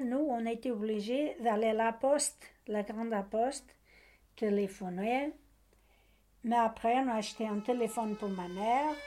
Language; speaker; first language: French; non-native, learner; Portuguese